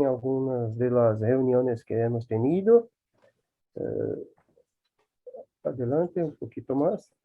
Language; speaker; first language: Spanish; non-native, learner; Portuguese